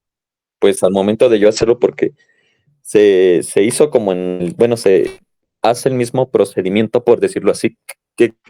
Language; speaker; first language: Spanish; native; Spanish